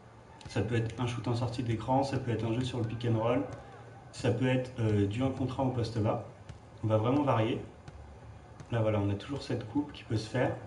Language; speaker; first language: French; native; French